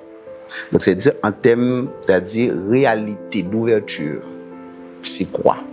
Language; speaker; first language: Haitian Creole; native; Haitian Creole